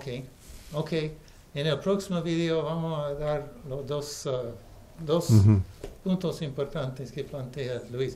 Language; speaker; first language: Spanish; non-native, fluent; English